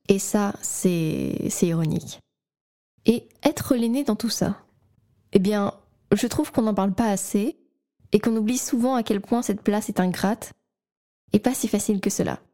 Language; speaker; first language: French; native; French